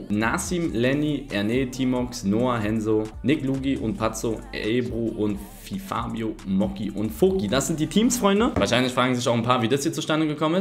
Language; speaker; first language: German; native; German